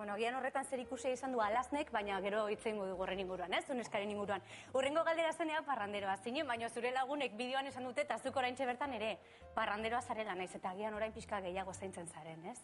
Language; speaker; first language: Basque; native; Basque